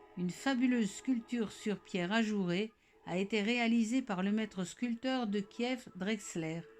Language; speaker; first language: French; native; French